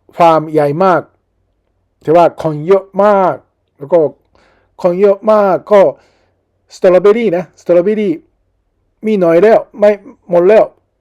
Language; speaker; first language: Thai; non-native, learner; Japanese